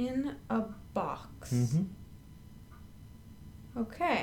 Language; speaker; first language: English; native; English